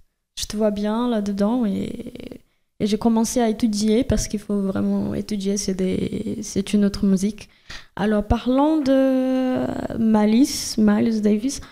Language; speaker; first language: French; non-native, fluent; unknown